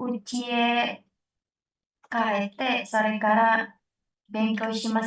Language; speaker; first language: Japanese; non-native, learner; Indonesian